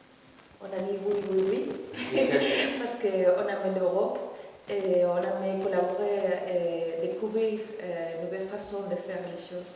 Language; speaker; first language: French; non-native, fluent; Spanish